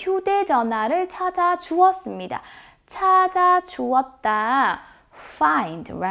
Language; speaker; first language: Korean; non-native, fluent; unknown